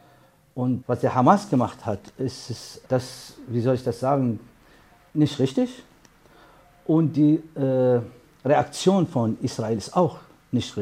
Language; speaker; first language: German; non-native, fluent; Arabic